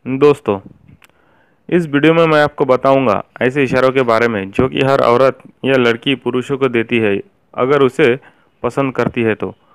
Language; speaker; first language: Hindi; native; Hindi